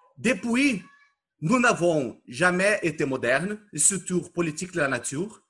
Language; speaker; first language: French; non-native, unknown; Portuguese